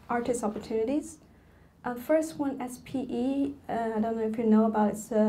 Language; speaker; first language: English; non-native, fluent; Chinese